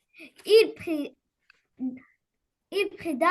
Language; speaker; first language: French; non-native, learner; Arabic